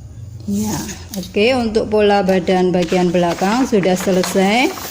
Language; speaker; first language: Indonesian; native; Indonesian